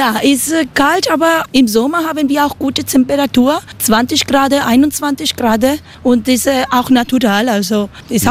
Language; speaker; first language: German; non-native, learner; Spanish